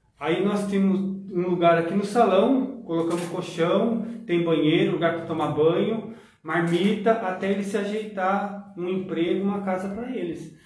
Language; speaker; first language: Portuguese; native; Portuguese